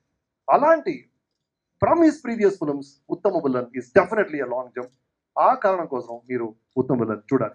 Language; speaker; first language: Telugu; non-native, local second language; Kannada